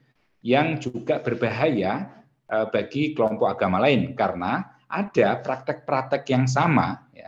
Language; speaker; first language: Indonesian; native; Indonesian